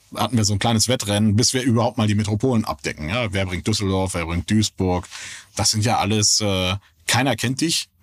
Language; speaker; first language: German; native; German